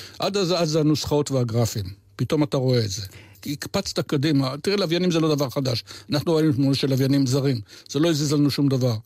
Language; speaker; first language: Hebrew; native; Hebrew